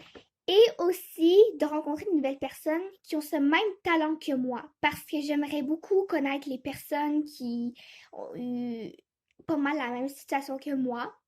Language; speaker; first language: French; early bilingual, other home language; Chinese